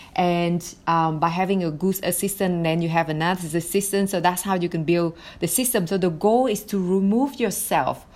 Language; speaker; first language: English; non-native, fluent; Vietnamese